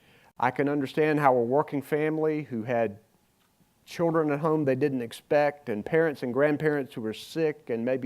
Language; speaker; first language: English; native; English